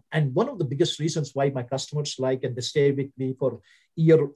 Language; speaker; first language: English; non-native, local second language; Telugu